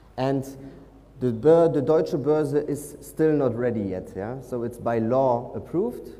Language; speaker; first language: English; non-native, fluent; German